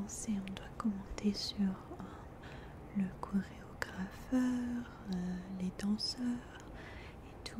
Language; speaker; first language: French; early bilingual, heritage; French